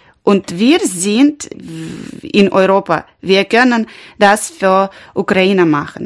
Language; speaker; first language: German; non-native, learner; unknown